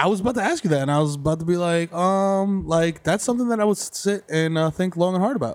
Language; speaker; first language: English; native; English